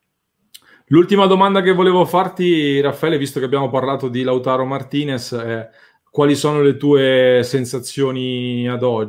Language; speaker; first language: Italian; native; Italian